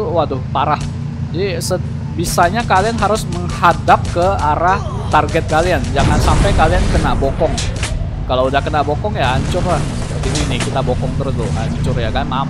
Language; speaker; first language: Indonesian; native; Indonesian